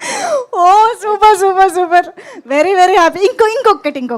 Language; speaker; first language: Telugu; native; Telugu